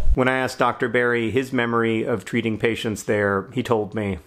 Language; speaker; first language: English; native; English